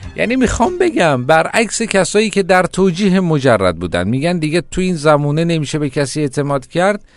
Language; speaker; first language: Persian; native; Persian